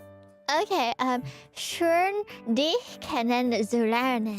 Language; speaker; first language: German; non-native, learner; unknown